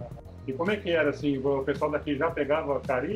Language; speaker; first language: Portuguese; native; Portuguese